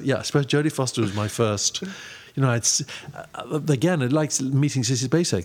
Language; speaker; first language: English; native; English